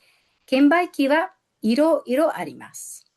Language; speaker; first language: Japanese; non-native, fluent; Mongolian